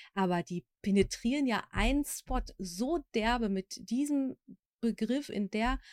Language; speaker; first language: German; native; German